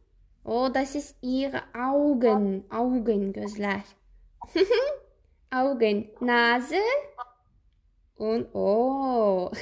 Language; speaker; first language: German; non-native, learner; Azerbaijani